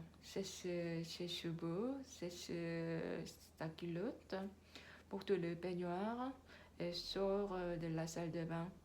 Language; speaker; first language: French; non-native, learner; Korean